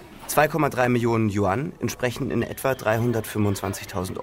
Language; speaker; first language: German; native; German